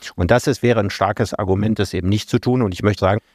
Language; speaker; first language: German; native; German